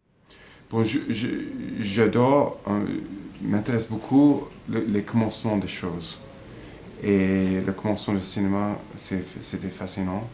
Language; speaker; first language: French; non-native, fluent; English